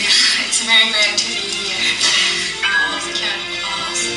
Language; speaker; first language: English; non-native, learner; Korean